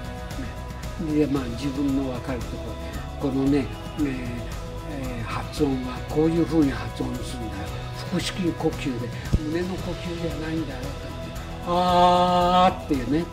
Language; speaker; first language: Japanese; native; Japanese